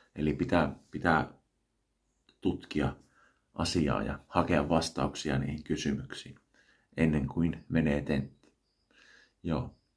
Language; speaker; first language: Finnish; native; Finnish